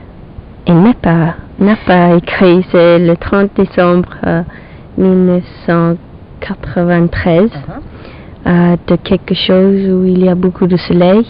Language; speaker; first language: French; non-native, learner; English